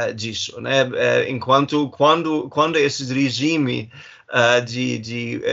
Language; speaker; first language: Portuguese; non-native, fluent; German